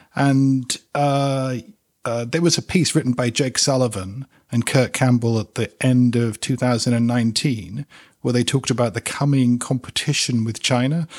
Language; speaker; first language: English; native; English